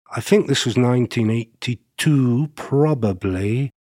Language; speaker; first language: English; native; English